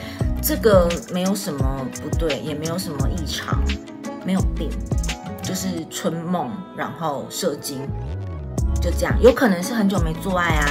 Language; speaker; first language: Chinese; native; Chinese